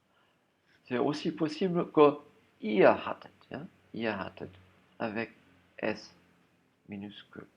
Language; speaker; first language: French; non-native, fluent; German